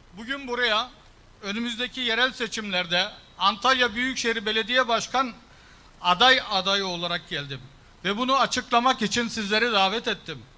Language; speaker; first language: Turkish; early bilingual, heritage; Turkish